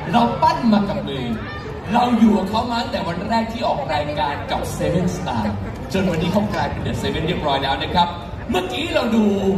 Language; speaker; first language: Thai; native; Thai